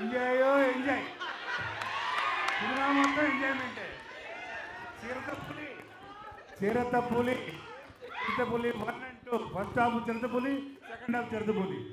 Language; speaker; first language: Telugu; native; Telugu